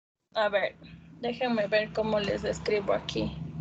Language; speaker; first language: Spanish; native; Spanish